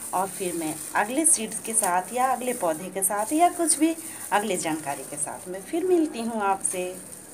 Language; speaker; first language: Hindi; native; Hindi